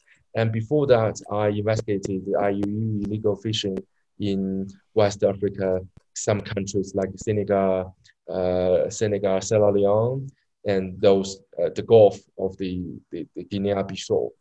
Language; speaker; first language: English; non-native, learner; Chinese